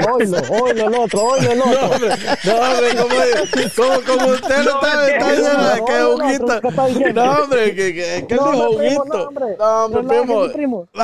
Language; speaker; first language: Spanish; native; Spanish